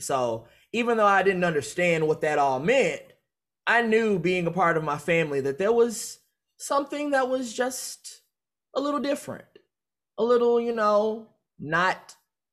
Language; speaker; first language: English; native; English